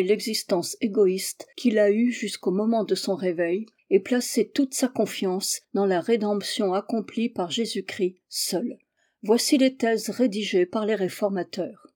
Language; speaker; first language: French; native; French